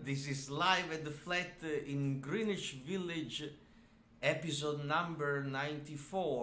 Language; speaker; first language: English; non-native, fluent; Italian